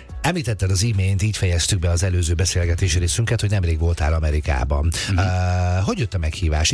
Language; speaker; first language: Hungarian; native; Hungarian